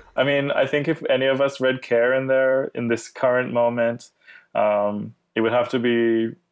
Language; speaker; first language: English; native; English